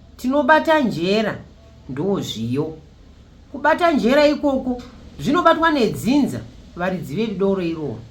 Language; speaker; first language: Shona; native; Shona